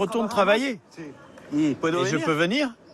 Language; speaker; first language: French; native; French